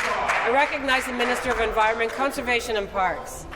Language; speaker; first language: English; native; English